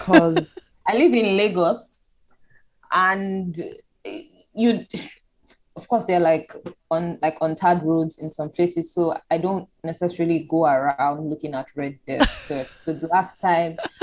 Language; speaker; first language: English; non-native, local second language; Yoruba